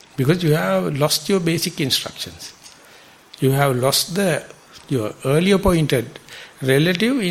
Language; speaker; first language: English; non-native, local second language; Sinhala